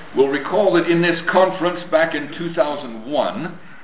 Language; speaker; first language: English; native; English